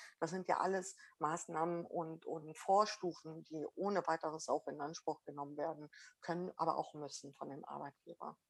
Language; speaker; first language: German; early bilingual, other home language; Arabic